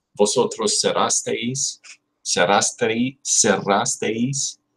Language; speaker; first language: Spanish; non-native, learner; English